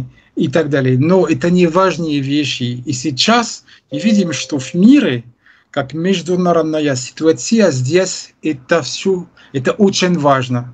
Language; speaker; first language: Russian; non-native, fluent; French